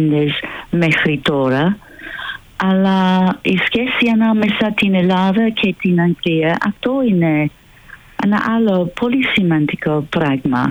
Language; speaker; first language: Greek; non-native, fluent; English